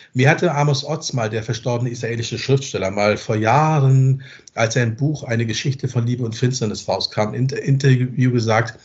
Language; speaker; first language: German; native; German